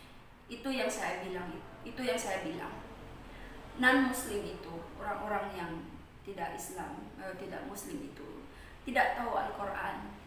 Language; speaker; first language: Indonesian; non-native, fluent; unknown